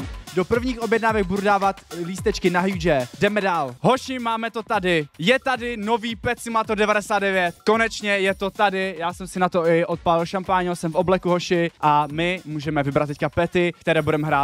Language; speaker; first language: Czech; native; Czech